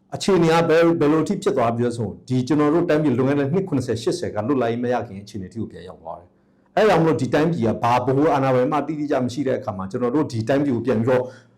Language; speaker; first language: Burmese; non-native, local second language; S'gaw Karen